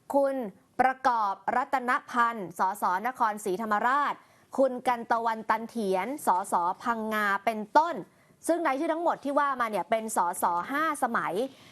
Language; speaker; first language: Thai; native; Thai